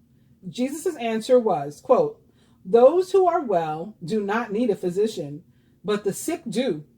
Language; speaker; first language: English; native; English